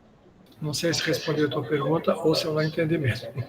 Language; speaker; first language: Portuguese; native; Portuguese